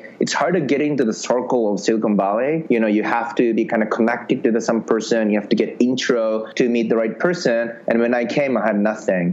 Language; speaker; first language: English; non-native, fluent; Japanese